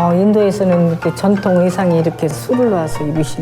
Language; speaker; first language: Korean; native; Korean